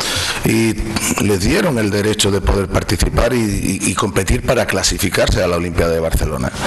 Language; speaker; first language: Spanish; native; Spanish